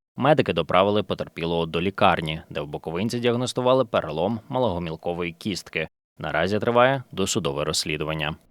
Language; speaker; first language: Ukrainian; native; Ukrainian